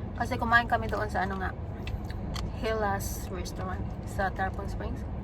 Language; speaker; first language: Filipino; native; Filipino